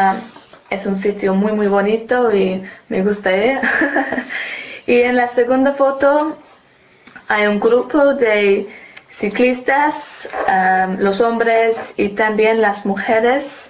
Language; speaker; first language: Spanish; non-native, learner; English